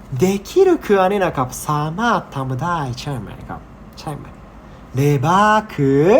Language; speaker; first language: Thai; non-native, learner; Japanese